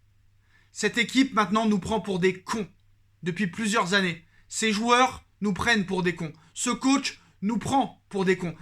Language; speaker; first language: French; native; French